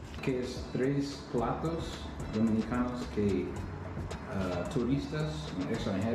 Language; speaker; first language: Spanish; non-native, learner; English